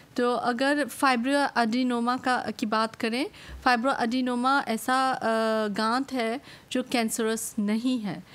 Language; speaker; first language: Hindi; non-native, local second language; Morisyen